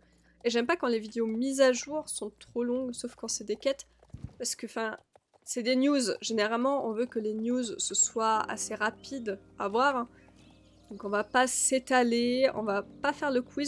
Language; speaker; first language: French; native; French